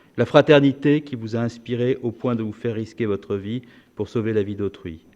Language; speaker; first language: French; native; French